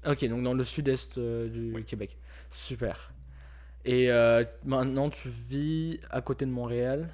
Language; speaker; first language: French; native; French